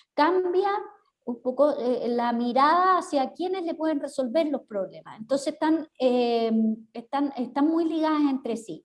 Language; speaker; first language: Spanish; native; Spanish